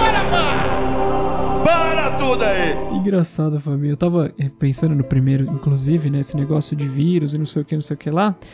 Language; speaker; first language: Portuguese; native; Portuguese